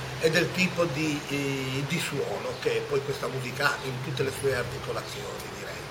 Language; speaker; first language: Italian; native; Italian